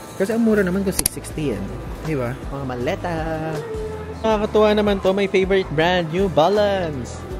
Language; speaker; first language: Filipino; native; Filipino